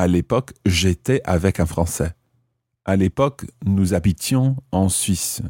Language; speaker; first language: French; non-native, fluent; English